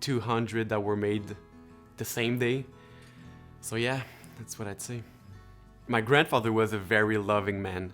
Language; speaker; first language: English; non-native, local second language; French